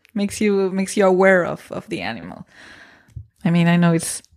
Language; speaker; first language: English; non-native, fluent; Spanish